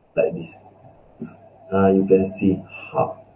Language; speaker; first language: English; non-native, local second language; Malay